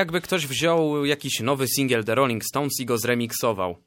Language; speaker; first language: Polish; native; Polish